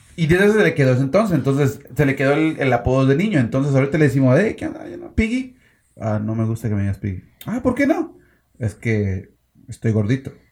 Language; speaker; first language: Spanish; native; Spanish